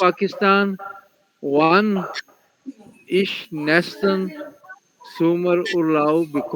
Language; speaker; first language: German; non-native, learner; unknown